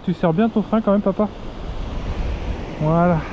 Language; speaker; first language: French; native; French